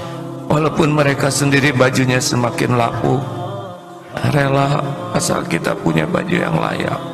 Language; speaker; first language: Indonesian; native; Indonesian